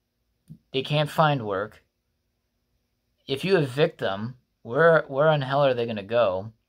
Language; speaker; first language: English; native; English